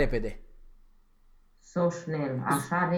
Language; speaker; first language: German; non-native, fluent; Romanian